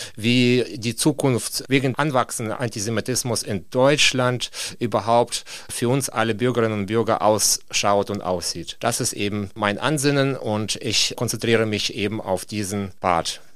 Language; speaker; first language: German; non-native, fluent; Russian